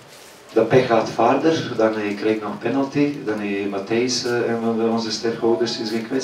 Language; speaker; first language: Dutch; non-native, fluent; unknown